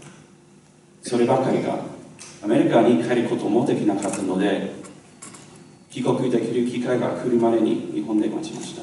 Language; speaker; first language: Japanese; non-native, learner; English